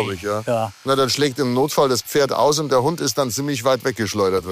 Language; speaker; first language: German; native; German